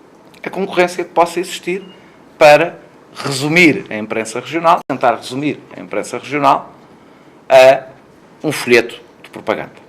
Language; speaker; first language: Portuguese; native; Portuguese